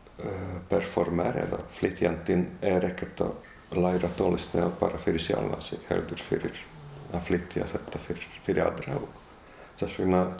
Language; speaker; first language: Icelandic; non-native, fluent; Hungarian